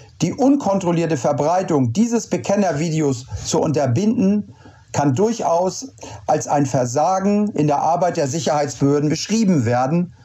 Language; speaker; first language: German; native; German